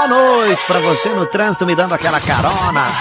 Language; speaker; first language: Portuguese; native; Portuguese